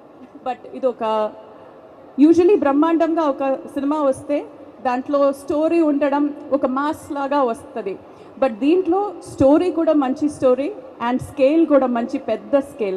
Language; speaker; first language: Telugu; non-native, fluent; Malayalam